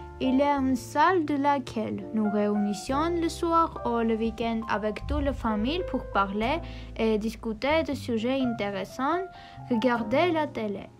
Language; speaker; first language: French; non-native, learner; Armenian